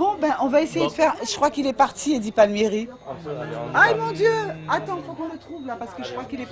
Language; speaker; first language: French; native; French